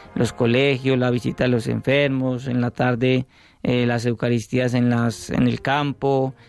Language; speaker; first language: Spanish; native; Spanish